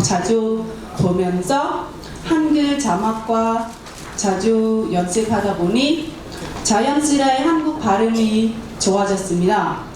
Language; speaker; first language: Korean; non-native, learner; Khmer